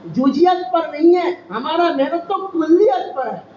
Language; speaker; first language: Hindi; non-native, local second language; Bangla